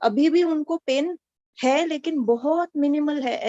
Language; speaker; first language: Hindi; non-native, local second language; Telugu